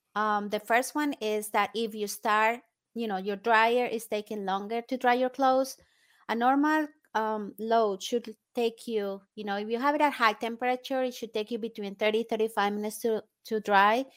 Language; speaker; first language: English; non-native, fluent; Spanish